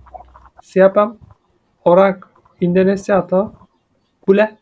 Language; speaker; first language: Indonesian; non-native, learner; Turkish